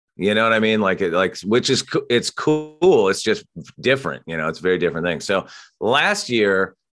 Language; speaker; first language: English; native; English